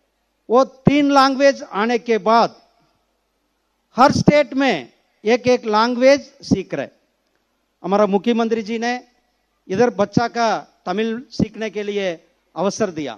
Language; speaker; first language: Hindi; non-native, local second language; Tamil